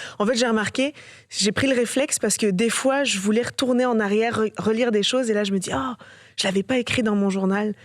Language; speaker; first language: French; native; French